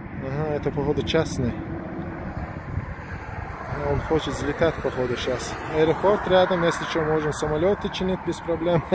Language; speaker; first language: Russian; non-native, local second language; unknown